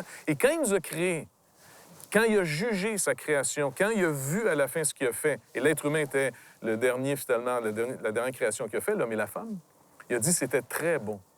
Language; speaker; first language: French; native; French